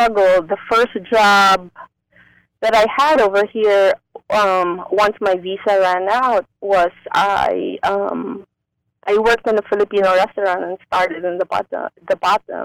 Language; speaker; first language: English; non-native, local second language; Filipino